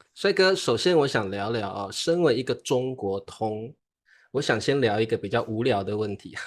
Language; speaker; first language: Chinese; native; Chinese